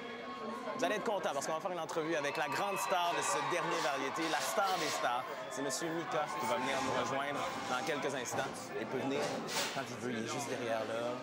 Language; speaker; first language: French; native; French